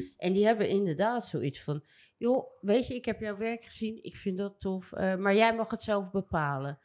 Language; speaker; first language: Dutch; native; Dutch